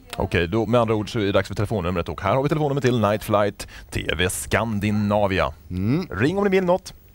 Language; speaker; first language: Swedish; native; Swedish